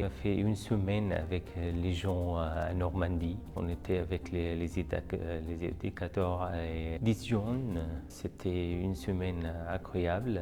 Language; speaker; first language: French; non-native, learner; Arabic